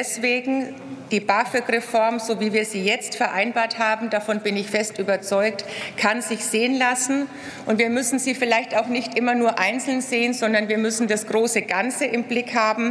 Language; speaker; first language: German; native; German